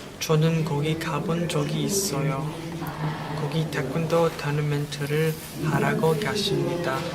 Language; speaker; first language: Korean; early bilingual, other home language; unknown